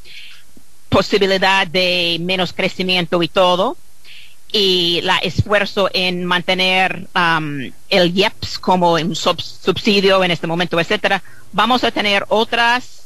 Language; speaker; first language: Spanish; non-native, fluent; English